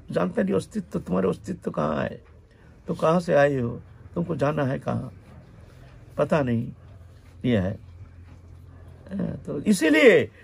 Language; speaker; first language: Hindi; non-native, local second language; Bangla